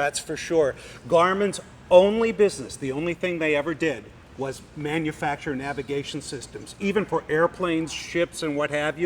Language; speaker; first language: English; native; English